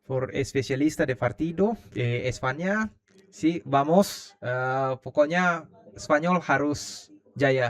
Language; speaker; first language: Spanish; non-native, learner; Indonesian